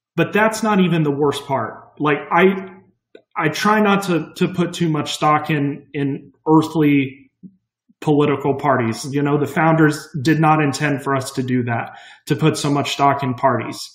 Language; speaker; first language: English; native; English